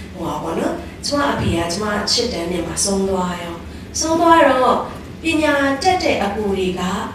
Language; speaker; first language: Burmese; non-native, local second language; Shan